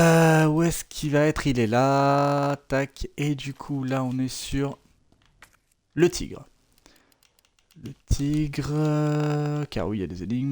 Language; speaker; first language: French; native; French